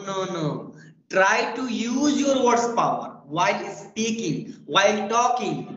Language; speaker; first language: English; non-native, learner; Hindi